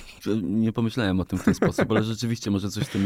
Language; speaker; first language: Polish; native; Polish